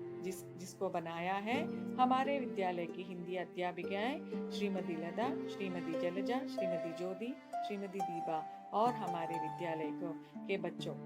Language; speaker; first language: Hindi; non-native, local second language; Malayalam